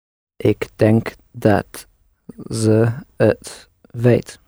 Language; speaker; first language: Dutch; non-native, learner; English